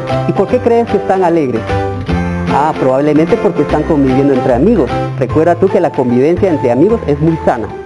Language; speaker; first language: Spanish; native; Spanish